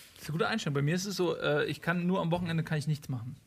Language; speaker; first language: German; native; German